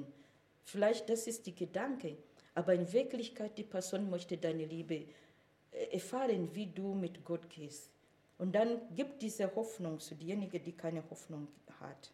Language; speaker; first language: German; non-native, fluent; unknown